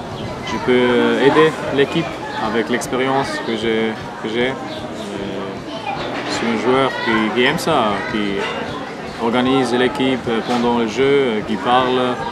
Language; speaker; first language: French; non-native, fluent; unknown